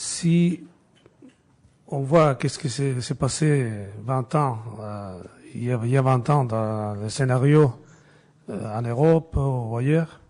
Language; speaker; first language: French; non-native, fluent; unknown